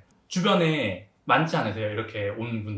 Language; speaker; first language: Korean; native; Korean